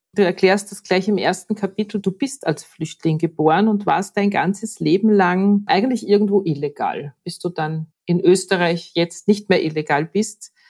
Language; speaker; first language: German; native; German